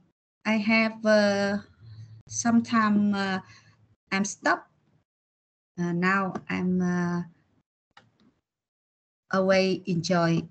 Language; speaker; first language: English; non-native, learner; Vietnamese